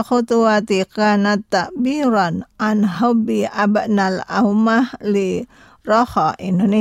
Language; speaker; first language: Arabic; non-native, fluent; Indonesian